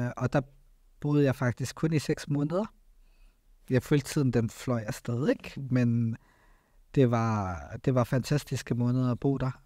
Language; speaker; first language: Danish; early bilingual, other home language; Arabic